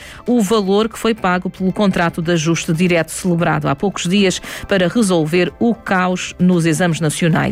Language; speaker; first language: Portuguese; native; Portuguese